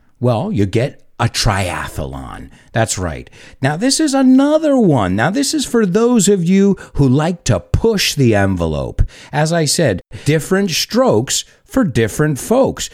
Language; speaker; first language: English; native; English